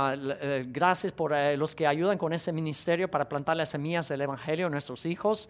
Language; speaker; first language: Spanish; native; Spanish